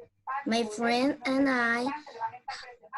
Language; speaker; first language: English; non-native, learner; Spanish